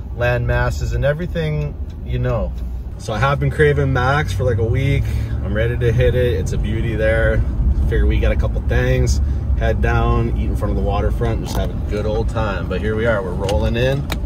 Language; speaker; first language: English; native; English